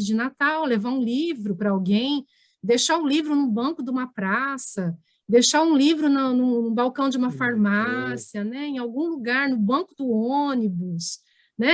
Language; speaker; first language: Portuguese; native; Portuguese